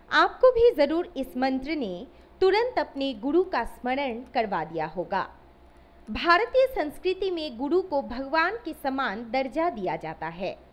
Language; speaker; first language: Hindi; non-native, local second language; Assamese